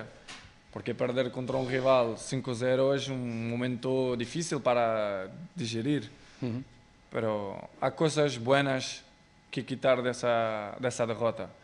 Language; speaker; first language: Spanish; non-native, fluent; Portuguese